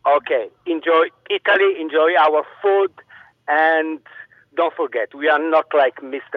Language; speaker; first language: English; non-native, fluent; Italian